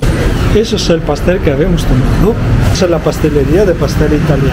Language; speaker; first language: Spanish; non-native, learner; Italian